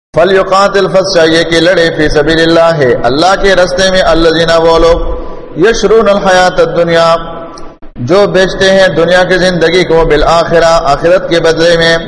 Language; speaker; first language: Urdu; non-native, local second language; Pashto